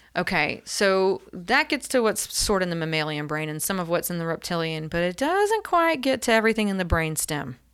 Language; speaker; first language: English; native; English